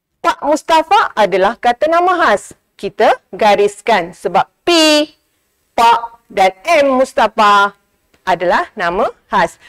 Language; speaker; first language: Malay; native; Malay